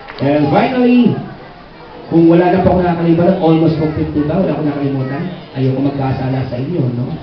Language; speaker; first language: Filipino; native; Filipino